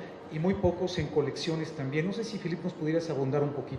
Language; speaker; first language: Spanish; native; Spanish